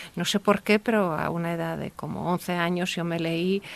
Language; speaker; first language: Spanish; early bilingual, heritage; Russian